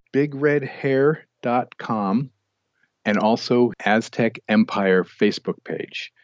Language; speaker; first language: English; native; English